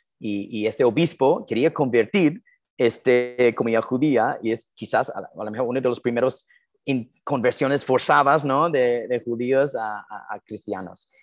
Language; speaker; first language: Spanish; non-native, fluent; English